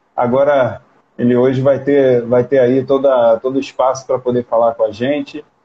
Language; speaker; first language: Portuguese; native; Portuguese